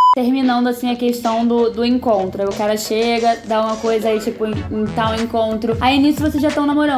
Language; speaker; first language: Portuguese; native; Portuguese